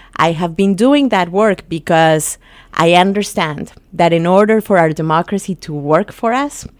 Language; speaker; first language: English; early bilingual, other home language; Spanish